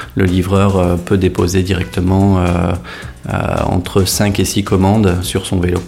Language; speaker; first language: French; native; French